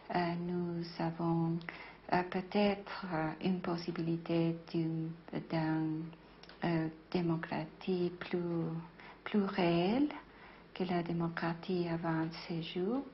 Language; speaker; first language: French; non-native, fluent; Spanish